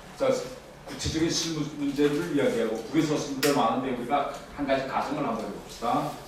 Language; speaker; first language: Korean; native; Korean